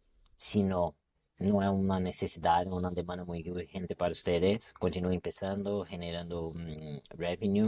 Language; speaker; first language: Spanish; non-native, local second language; Portuguese